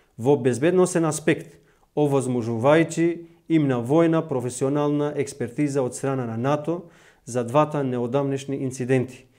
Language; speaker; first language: Macedonian; non-native, local second language; Albanian